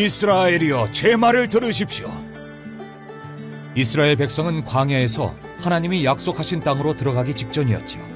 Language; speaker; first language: Korean; native; Korean